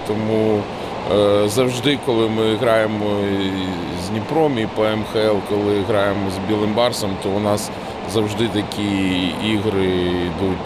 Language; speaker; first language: Ukrainian; non-native, local second language; Russian